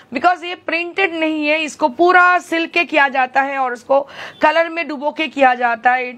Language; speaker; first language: Hindi; non-native, local second language; Bangla